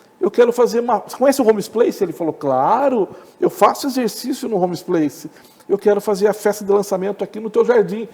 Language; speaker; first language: Portuguese; native; Portuguese